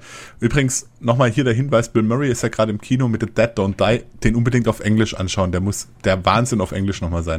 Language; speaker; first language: German; native; German